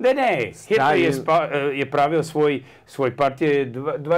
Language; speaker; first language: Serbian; early bilingual, heritage; English